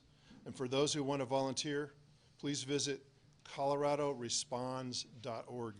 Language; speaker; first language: English; native; English